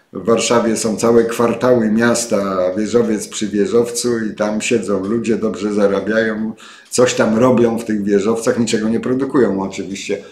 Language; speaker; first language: Polish; native; Polish